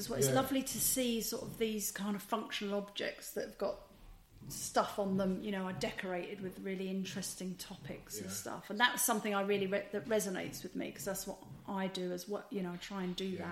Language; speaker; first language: English; native; English